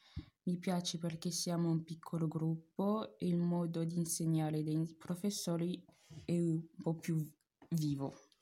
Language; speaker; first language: Italian; early bilingual, heritage; Italian